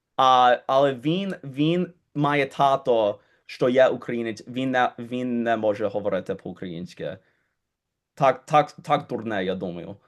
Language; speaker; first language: Ukrainian; early bilingual, heritage; Ukrainian